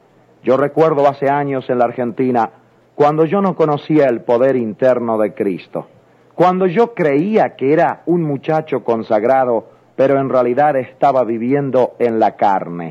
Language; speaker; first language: Spanish; native; Spanish